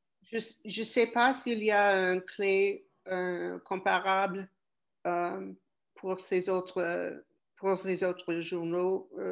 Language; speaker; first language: French; non-native, learner; English